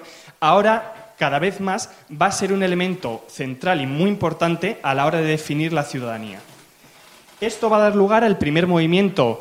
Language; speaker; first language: Spanish; native; Spanish